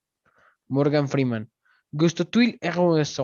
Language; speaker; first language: French; non-native, learner; Spanish